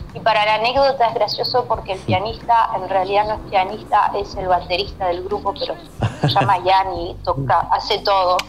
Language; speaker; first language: Spanish; native; Spanish